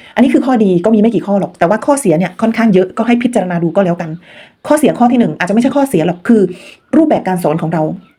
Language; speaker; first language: Thai; non-native, local second language; Khmer